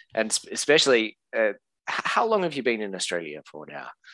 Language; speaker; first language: English; native; English